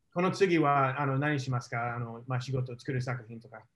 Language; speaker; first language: Japanese; non-native, fluent; English